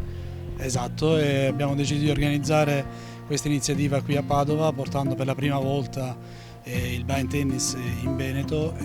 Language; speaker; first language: Italian; native; Italian